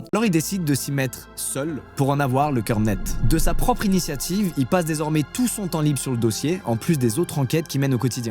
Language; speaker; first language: French; native; French